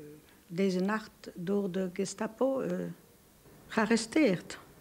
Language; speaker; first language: Dutch; non-native, local second language; French